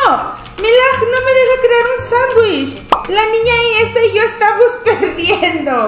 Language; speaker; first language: Spanish; native; Spanish